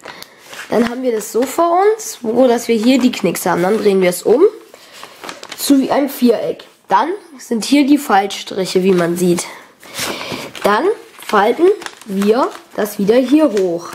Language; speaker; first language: German; native; German